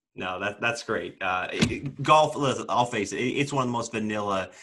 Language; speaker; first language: English; native; English